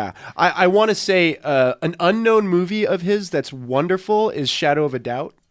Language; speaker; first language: English; native; English